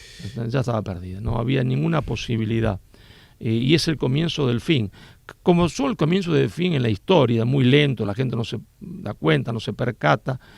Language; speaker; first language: Spanish; native; Spanish